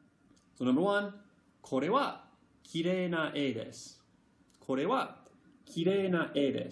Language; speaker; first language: Japanese; non-native, fluent; English